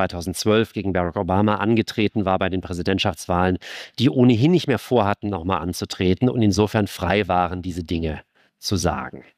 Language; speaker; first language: German; native; German